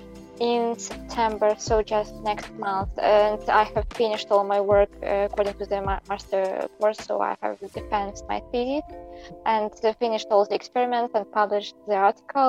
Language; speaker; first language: English; non-native, fluent; Belarusian